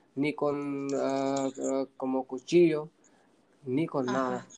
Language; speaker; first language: Spanish; non-native, fluent; Punjabi